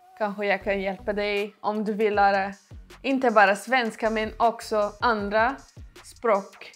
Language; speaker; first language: Swedish; non-native, learner; Portuguese